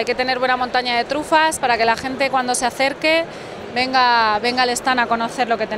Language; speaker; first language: Spanish; native; Spanish